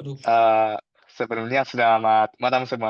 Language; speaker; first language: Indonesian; non-native, fluent; Japanese